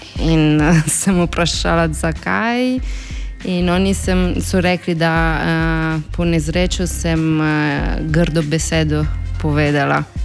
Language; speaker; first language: Slovenian; non-native, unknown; Italian